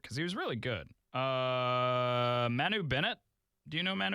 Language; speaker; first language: English; native; English